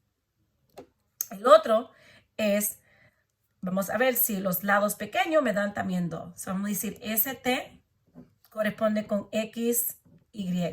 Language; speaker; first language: Spanish; early bilingual, heritage; Spanish